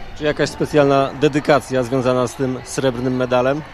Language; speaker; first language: Polish; native; Polish